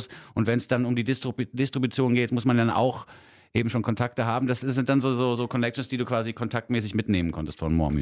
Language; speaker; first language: German; native; German